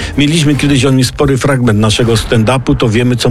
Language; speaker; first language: Polish; native; Polish